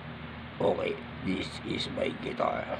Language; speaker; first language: English; non-native, learner; Filipino